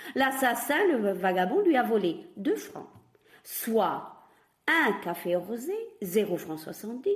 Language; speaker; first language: French; non-native, fluent; Portuguese